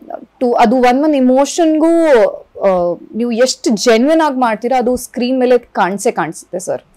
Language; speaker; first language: Kannada; early bilingual, other home language; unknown